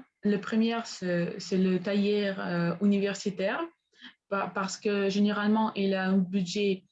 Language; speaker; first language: French; non-native, learner; Spanish